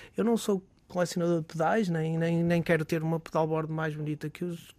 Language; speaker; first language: Portuguese; native; Portuguese